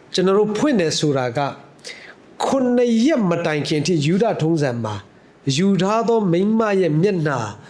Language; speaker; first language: Burmese; non-native, local second language; Hakha Chin